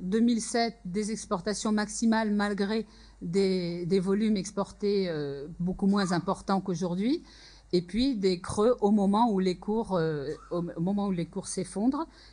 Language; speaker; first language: French; native; French